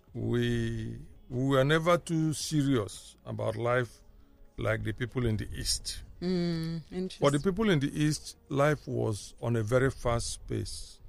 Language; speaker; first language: English; non-native, local second language; Igbo